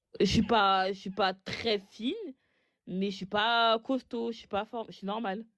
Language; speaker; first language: French; early bilingual, other home language; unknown